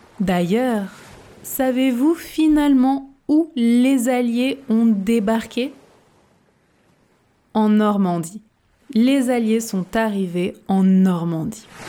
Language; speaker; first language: French; native; French